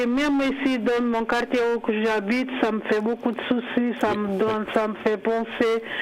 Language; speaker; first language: French; non-native, learner; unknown